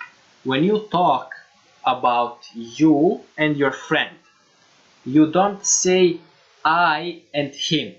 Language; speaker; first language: English; non-native, fluent; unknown